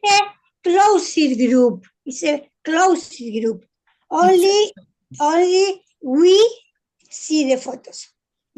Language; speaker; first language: English; non-native, learner; Spanish